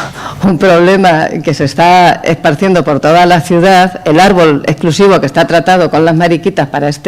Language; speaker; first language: Spanish; native; Spanish